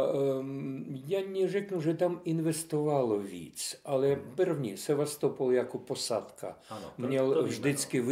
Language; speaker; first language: Czech; non-native, fluent; Russian